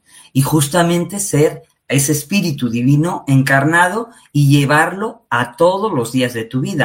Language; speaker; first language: Spanish; native; Spanish